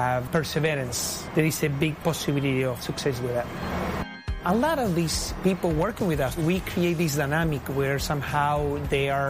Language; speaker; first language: English; non-native, fluent; Spanish